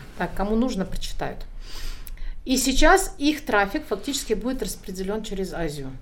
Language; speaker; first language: Russian; non-native, local second language; Tajik